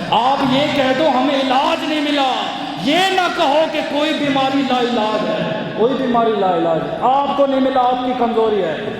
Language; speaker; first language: Urdu; non-native, local second language; Punjabi